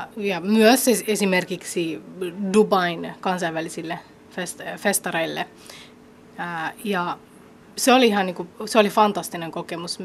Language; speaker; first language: Finnish; early bilingual, other home language; Somali